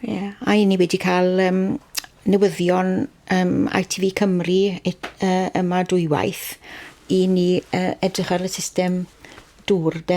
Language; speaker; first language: Welsh; native; Welsh